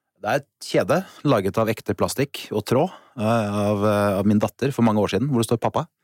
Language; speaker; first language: Norwegian; native; Norwegian